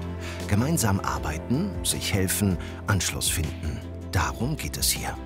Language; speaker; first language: German; native; German